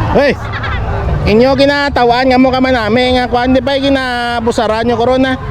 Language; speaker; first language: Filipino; non-native, local second language; Hiligaynon